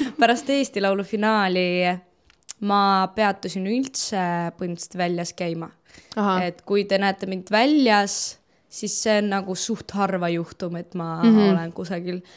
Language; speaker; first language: Estonian; non-native, local second language; Russian